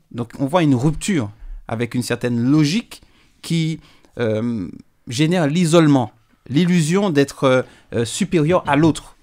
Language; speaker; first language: French; native; French